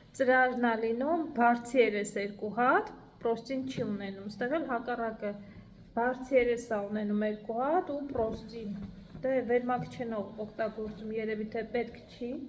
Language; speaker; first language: Armenian; native; Armenian